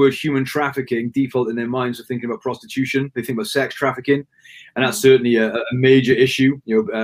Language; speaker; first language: English; native; English